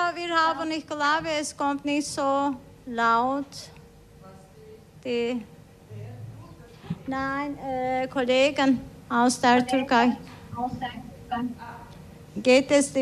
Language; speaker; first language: German; non-native, learner; Turkish